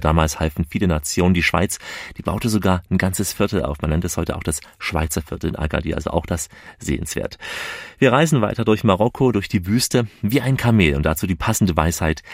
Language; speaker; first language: German; native; German